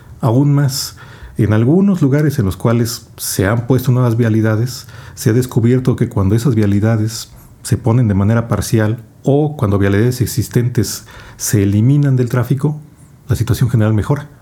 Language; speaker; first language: Spanish; native; Spanish